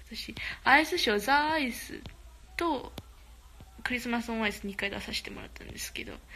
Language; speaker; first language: Japanese; early bilingual, other home language; Korean